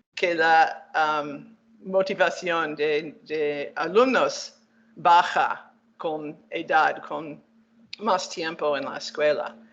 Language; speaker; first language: Spanish; non-native, learner; English